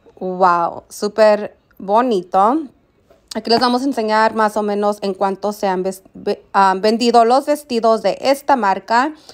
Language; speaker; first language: Spanish; early bilingual, heritage; Spanish